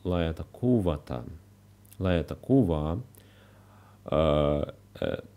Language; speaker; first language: Finnish; non-native, learner; Russian